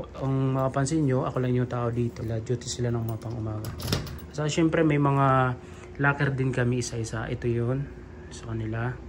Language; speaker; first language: Filipino; non-native, local second language; Waray